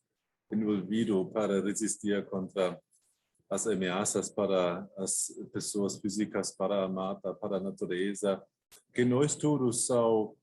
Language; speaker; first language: Portuguese; non-native, fluent; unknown